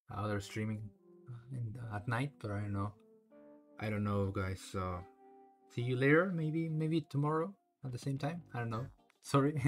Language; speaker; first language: English; non-native, learner; Spanish